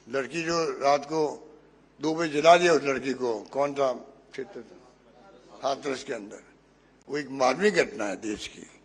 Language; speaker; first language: Hindi; native; Hindi